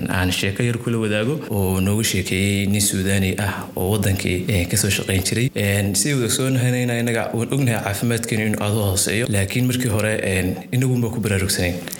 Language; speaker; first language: Somali; native; Somali